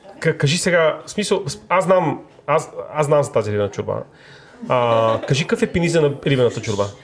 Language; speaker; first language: Bulgarian; native; Bulgarian